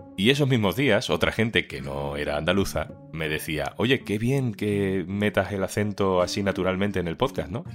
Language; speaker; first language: Spanish; native; Spanish